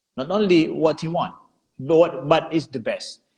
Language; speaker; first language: English; non-native, learner; Indonesian